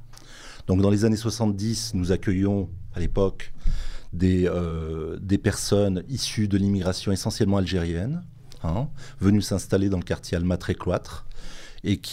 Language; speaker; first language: French; native; French